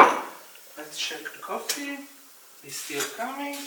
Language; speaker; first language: English; non-native, fluent; Italian